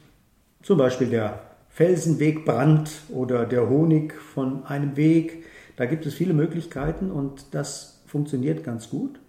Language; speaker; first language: German; native; German